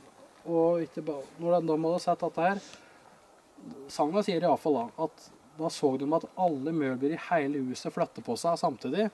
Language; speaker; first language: Norwegian; native; Norwegian